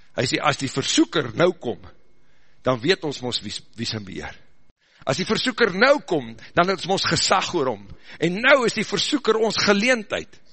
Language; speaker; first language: Afrikaans; native; Afrikaans